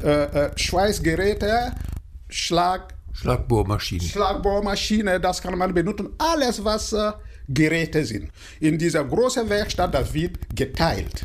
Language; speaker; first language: German; non-native, fluent; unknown